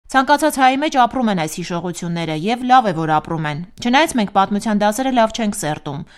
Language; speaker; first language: Armenian; native; Armenian